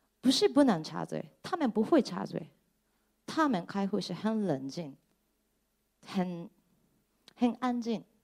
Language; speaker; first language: Chinese; non-native, fluent; Japanese